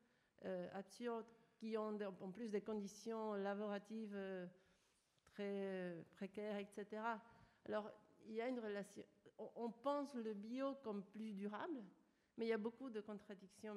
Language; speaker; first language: French; non-native, fluent; Spanish